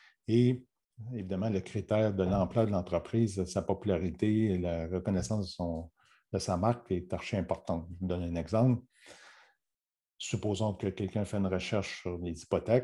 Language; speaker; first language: French; native; French